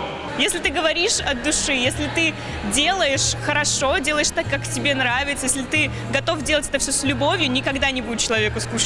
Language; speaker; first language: Russian; native; Russian